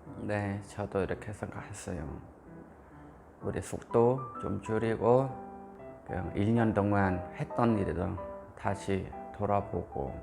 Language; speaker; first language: Korean; non-native, fluent; Khmer